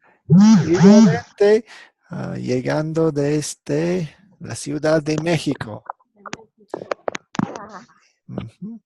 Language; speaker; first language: Spanish; non-native, fluent; English